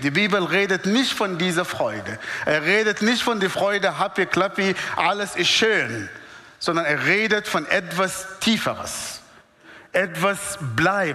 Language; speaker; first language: German; non-native, fluent; Arabic